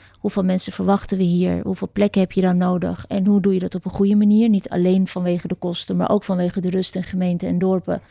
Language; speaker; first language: Dutch; early bilingual, other home language; Turkish